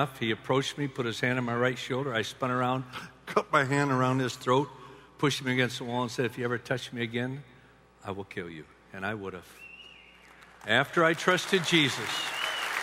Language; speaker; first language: English; native; English